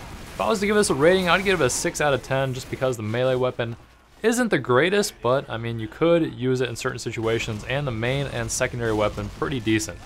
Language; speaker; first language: English; native; English